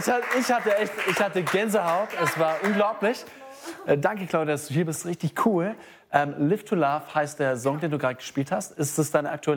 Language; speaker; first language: German; native; German